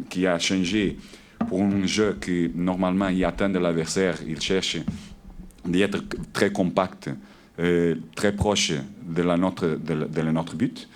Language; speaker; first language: French; non-native, learner; Portuguese